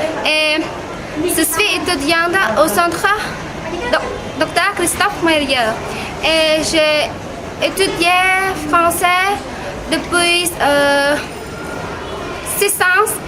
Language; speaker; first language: French; non-native, learner; Khmer